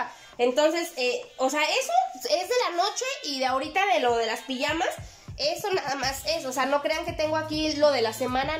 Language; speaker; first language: Spanish; native; Spanish